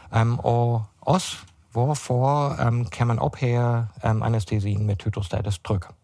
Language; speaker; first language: Danish; non-native, fluent; German